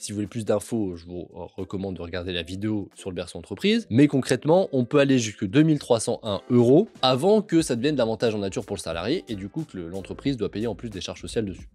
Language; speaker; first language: French; native; French